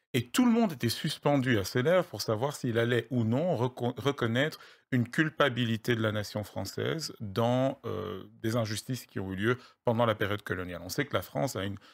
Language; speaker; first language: French; native; French